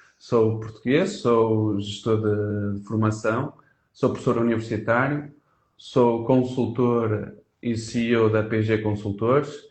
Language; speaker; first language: Portuguese; native; Portuguese